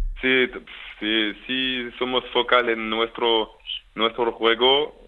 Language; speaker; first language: Spanish; non-native, fluent; French